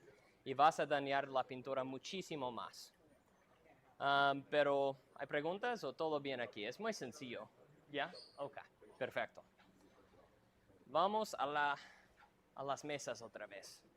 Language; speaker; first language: Spanish; non-native, fluent; English